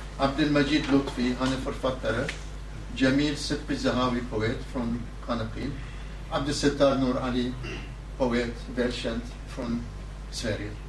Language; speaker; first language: Swedish; non-native, fluent; Southern Kurdish